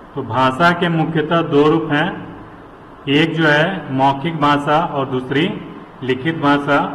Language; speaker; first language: Hindi; native; Hindi